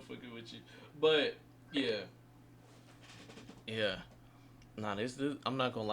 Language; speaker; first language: English; native; English